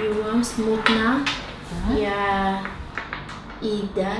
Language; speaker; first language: Polish; non-native, learner; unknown